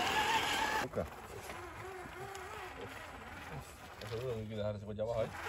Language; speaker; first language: Spanish; native; Spanish